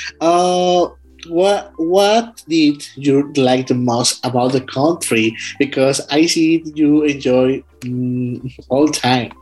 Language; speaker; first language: English; non-native, learner; Spanish